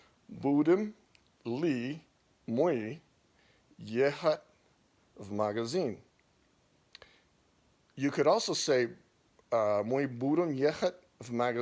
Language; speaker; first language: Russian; non-native, learner; English